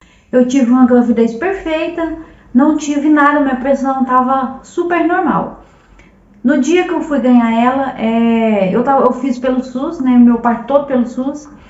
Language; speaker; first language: Portuguese; native; Portuguese